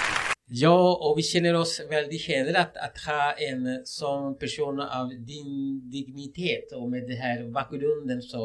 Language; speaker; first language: Swedish; non-native, fluent; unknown